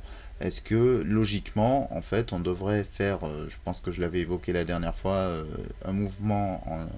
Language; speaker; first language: French; native; French